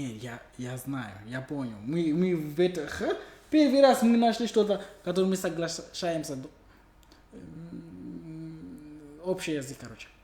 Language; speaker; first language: Russian; non-native, fluent; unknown